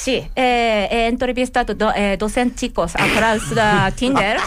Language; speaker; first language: Catalan; non-native, learner; Japanese